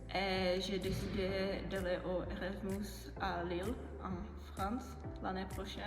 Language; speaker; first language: French; non-native, fluent; Czech